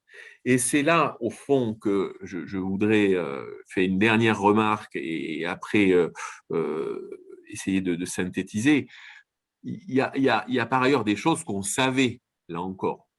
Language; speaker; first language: French; native; French